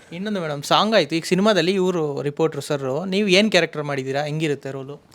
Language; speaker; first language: Kannada; native; Kannada